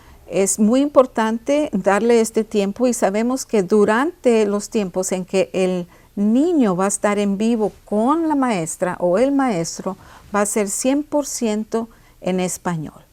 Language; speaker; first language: Spanish; early bilingual, heritage; Spanish